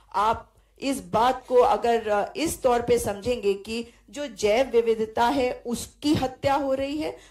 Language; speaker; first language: Hindi; native; Hindi